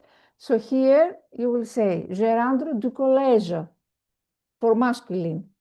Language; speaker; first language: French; non-native, fluent; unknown